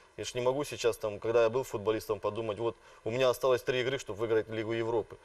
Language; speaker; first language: Russian; native; Russian